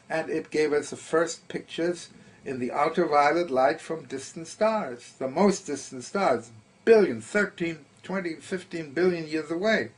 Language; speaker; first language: English; early bilingual, other home language; German